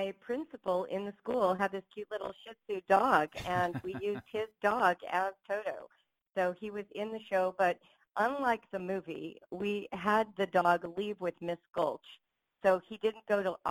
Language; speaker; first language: English; native; English